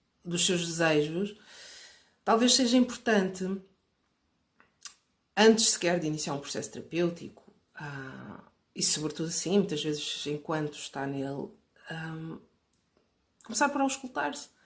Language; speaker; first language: Portuguese; native; Portuguese